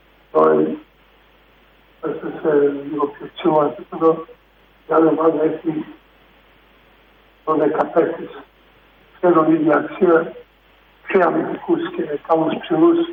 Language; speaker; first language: Greek; non-native, fluent; Serbian